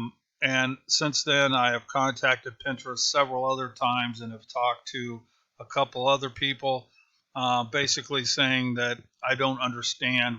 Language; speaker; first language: English; native; English